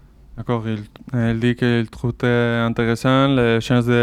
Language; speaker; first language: French; non-native, learner; Basque